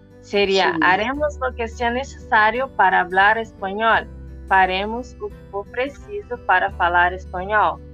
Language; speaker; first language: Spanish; non-native, fluent; Portuguese